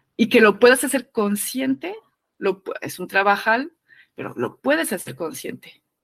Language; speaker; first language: Spanish; non-native, fluent; French